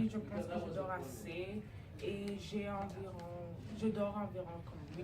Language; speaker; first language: French; non-native, fluent; English